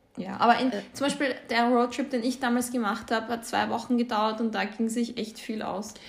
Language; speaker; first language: German; early bilingual, other home language; Croatian